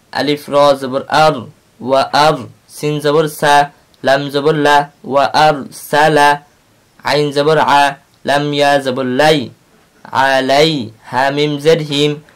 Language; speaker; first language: Arabic; non-native, learner; Bangla